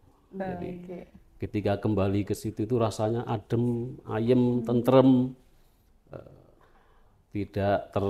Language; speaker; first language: Indonesian; non-native, local second language; Javanese